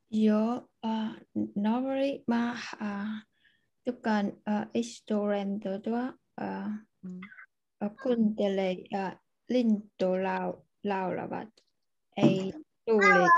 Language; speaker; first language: Finnish; non-native, learner; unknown